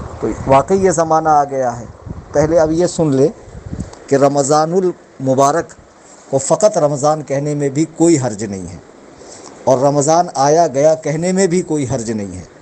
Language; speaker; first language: Urdu; native; Urdu